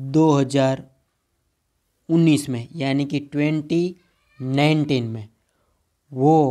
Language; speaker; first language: Hindi; non-native, local second language; Gujarati